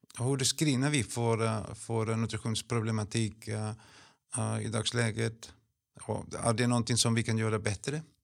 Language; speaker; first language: Swedish; non-native, fluent; Spanish